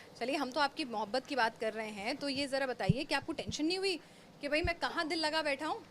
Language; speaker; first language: Hindi; native; Hindi